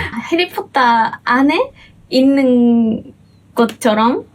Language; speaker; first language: Korean; non-native, fluent; Japanese